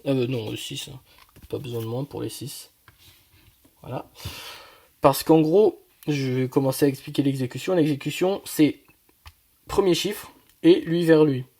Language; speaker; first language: French; native; French